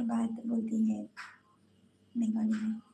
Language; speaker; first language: Hindi; non-native, local second language; Bangla